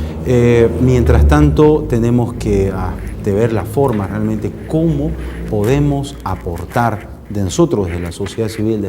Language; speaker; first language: Spanish; native; Spanish